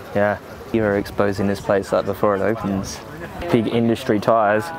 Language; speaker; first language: English; native; English